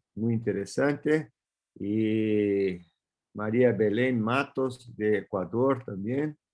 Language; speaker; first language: Spanish; non-native, fluent; Portuguese